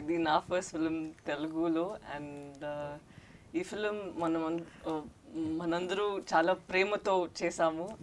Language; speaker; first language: Telugu; non-native, learner; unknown